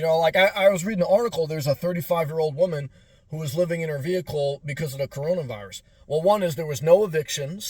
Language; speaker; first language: English; native; English